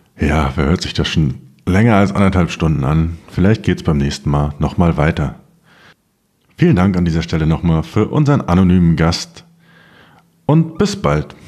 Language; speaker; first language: German; native; German